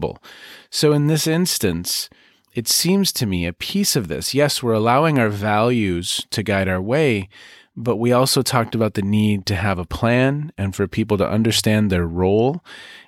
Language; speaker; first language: English; native; English